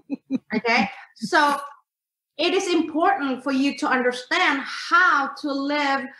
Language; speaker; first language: English; non-native, fluent; Indonesian